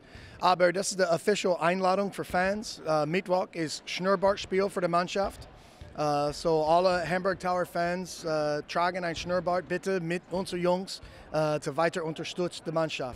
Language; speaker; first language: German; non-native, learner; English